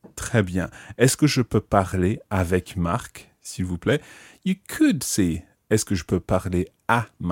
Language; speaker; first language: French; non-native, fluent; English